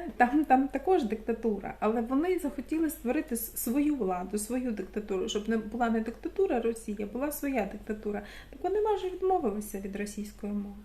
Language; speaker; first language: Ukrainian; non-native, local second language; Russian